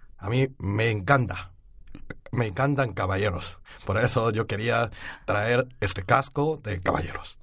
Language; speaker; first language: Spanish; non-native, learner; Chinese